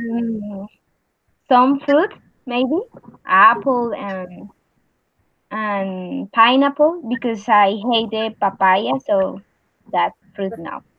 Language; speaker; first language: English; non-native, learner; Spanish